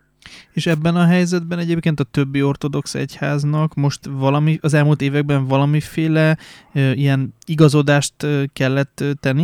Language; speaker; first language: Hungarian; native; Hungarian